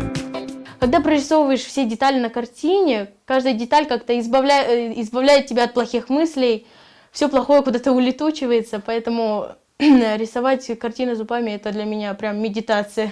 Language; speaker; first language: Russian; native; Russian